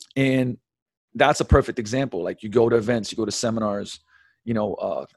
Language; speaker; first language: English; early bilingual, other home language; Slovenian